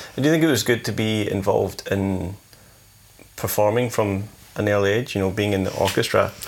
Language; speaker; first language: English; native; English